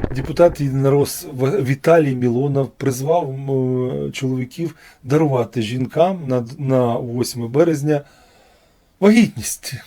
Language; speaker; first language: Ukrainian; non-native, local second language; Russian